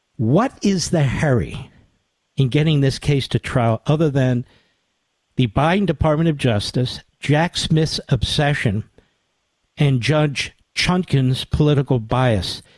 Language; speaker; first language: English; native; English